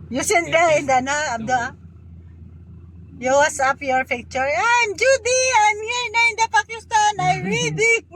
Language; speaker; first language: English; non-native, learner; Filipino